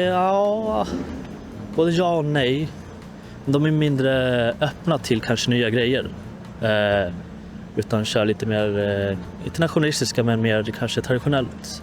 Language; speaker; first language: Swedish; native; Swedish